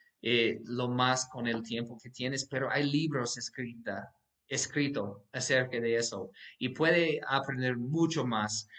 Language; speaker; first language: Spanish; non-native, fluent; English